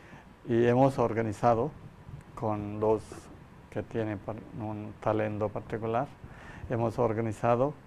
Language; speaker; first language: Spanish; non-native, learner; Malayalam